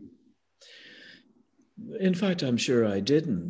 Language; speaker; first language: English; native; English